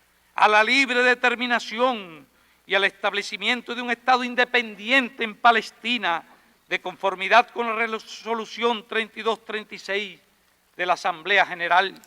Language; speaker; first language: Spanish; native; Spanish